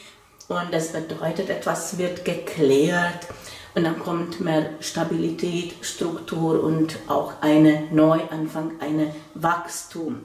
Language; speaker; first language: German; non-native, fluent; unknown